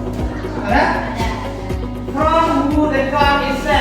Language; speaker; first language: English; non-native, learner; Indonesian